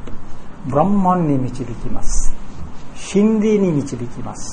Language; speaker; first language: Japanese; non-native, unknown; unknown